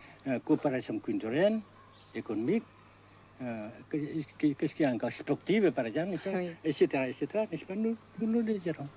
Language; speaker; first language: French; non-native, local second language; Vietnamese